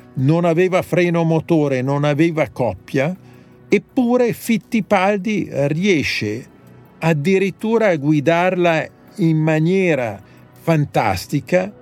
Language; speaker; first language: Italian; native; Italian